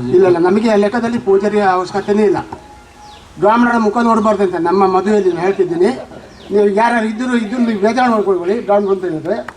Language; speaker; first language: Kannada; non-native, local second language; Kodava